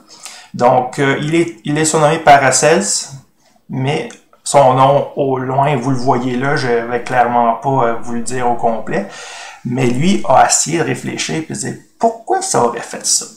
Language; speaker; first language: French; native; French